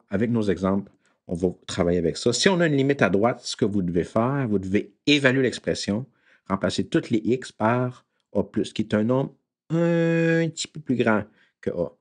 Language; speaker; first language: French; native; French